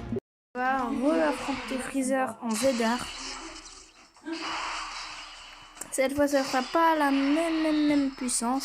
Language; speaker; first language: French; native; French